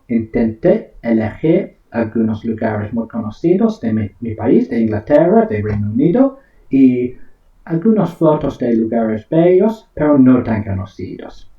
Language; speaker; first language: Spanish; non-native, fluent; English